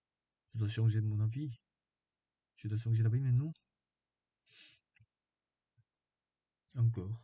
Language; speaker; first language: French; non-native, fluent; Korean